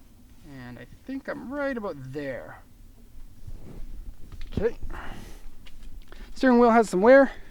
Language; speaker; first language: English; native; English